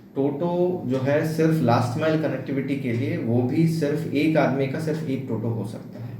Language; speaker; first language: Hindi; non-native, local second language; Bangla